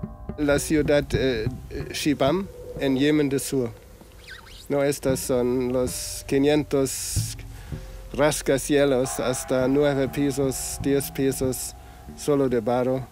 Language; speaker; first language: Spanish; non-native, fluent; German